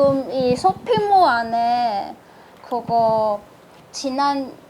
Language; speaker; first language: Korean; non-native, learner; Cantonese